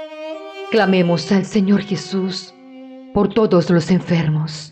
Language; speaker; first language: Spanish; native; Spanish